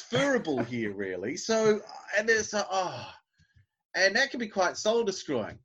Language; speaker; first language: English; native; English